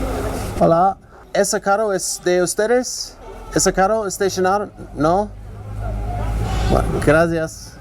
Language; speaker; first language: Spanish; non-native, learner; English